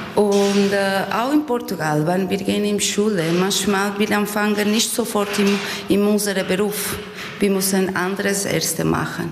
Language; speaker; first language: German; non-native, learner; Portuguese